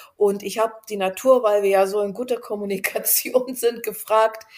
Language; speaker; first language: German; non-native, fluent; Bulgarian